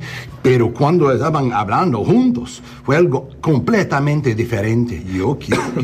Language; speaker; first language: Spanish; non-native, learner; English